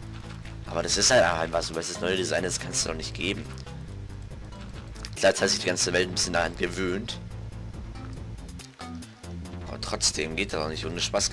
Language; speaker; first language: German; native; German